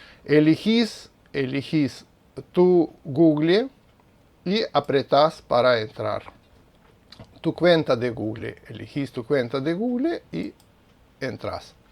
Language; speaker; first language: Spanish; non-native, fluent; Russian